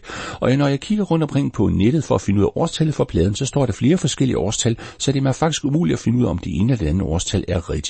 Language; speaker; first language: Danish; native; Danish